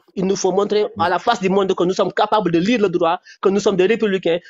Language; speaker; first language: French; non-native, local second language; Wolof